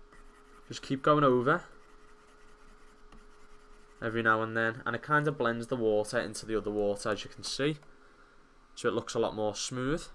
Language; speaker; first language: English; native; English